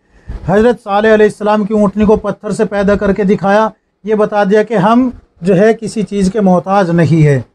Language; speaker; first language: Urdu; native; Urdu